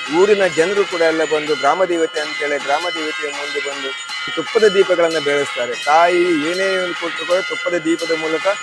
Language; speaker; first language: Kannada; non-native, local second language; Konkani